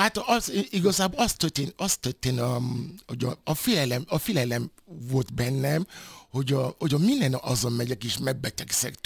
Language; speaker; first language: Hungarian; non-native, fluent; Yoruba